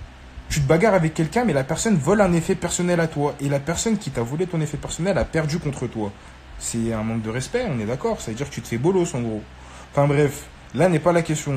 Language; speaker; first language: French; native; French